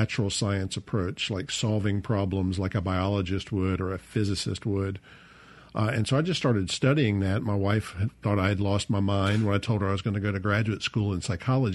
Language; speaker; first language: English; native; English